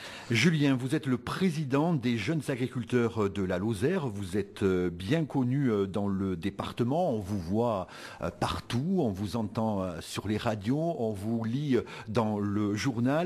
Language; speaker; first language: French; native; French